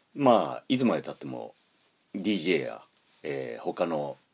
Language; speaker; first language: Japanese; native; Japanese